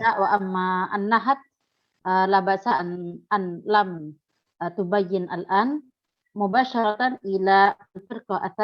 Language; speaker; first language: Arabic; non-native, fluent; Indonesian